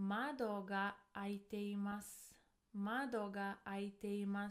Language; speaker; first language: Japanese; non-native, fluent; English